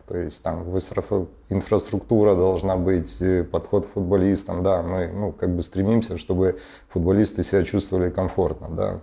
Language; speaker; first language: Russian; native; Russian